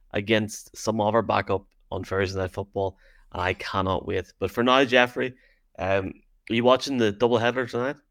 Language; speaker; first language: English; native; English